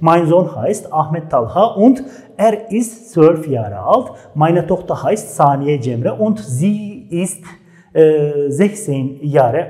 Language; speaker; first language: German; non-native, fluent; Turkish